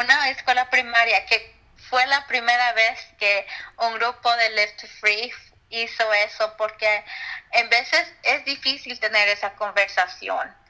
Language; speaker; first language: Spanish; early bilingual, heritage; Spanish